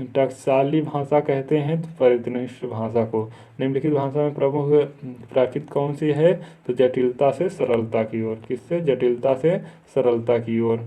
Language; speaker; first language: Hindi; native; Hindi